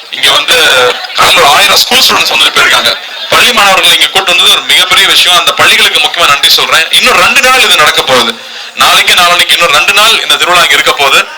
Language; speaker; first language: Tamil; native; Tamil